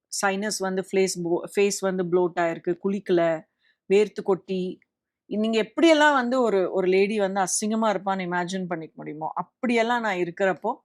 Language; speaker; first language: Tamil; native; Tamil